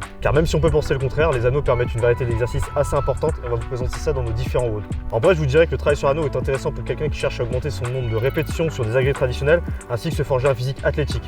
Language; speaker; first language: French; native; French